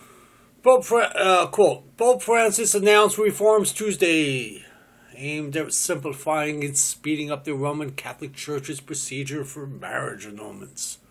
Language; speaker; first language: English; native; English